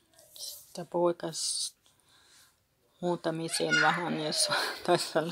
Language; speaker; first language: Finnish; non-native, learner; Northeastern Thai